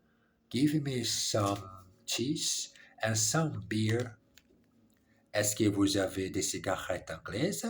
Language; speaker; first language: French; non-native, learner; English